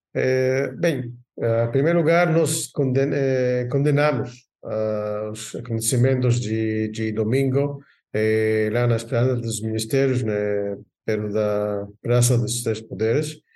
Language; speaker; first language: Portuguese; non-native, fluent; Hebrew